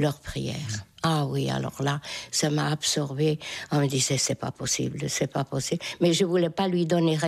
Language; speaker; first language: French; non-native, fluent; Hungarian